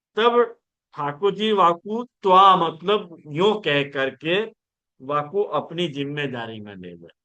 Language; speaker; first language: Hindi; non-native, local second language; Gujarati